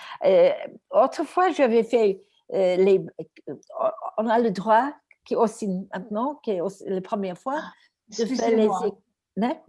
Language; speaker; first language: French; non-native, learner; Greek